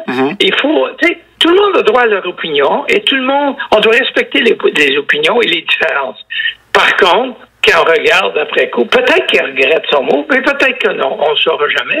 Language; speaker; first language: French; native; French